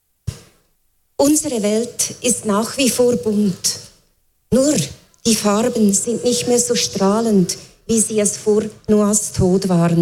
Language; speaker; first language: German; native; German